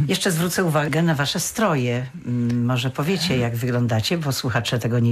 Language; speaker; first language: Polish; native; Polish